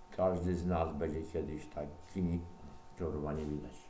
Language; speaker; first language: Polish; native; Polish